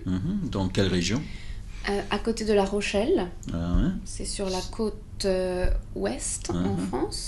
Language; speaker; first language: French; non-native, fluent; English